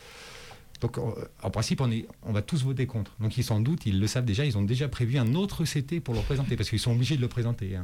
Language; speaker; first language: French; native; French